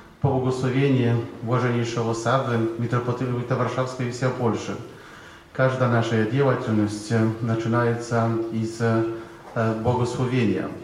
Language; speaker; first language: Russian; non-native, fluent; Polish